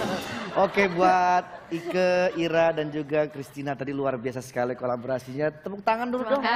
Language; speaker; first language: Indonesian; native; Indonesian